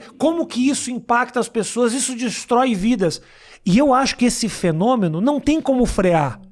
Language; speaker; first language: Portuguese; native; Portuguese